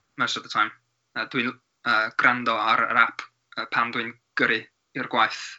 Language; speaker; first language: Welsh; non-native, learner; English